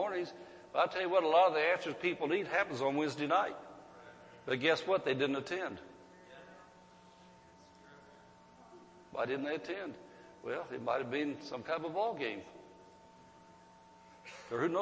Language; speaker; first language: English; native; English